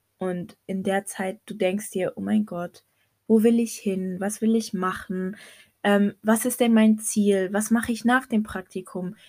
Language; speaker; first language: German; early bilingual, other home language; Arabic